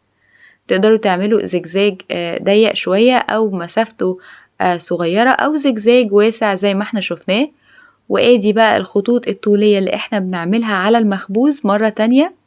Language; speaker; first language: Arabic; native; Arabic